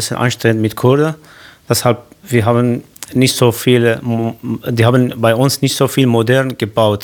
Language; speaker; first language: German; non-native, learner; Kurdish